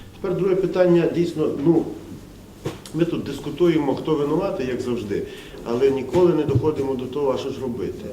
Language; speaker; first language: Ukrainian; native; Ukrainian